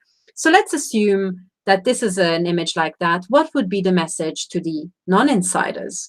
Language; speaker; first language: English; non-native, fluent; Romanian